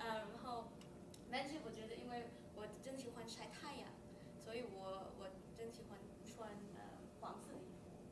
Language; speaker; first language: Chinese; early bilingual, heritage; Chinese